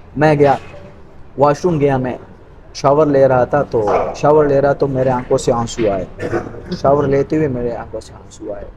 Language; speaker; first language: Urdu; non-native, local second language; Pashto